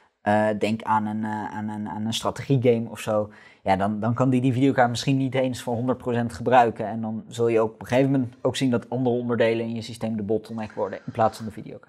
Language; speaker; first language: Dutch; native; Dutch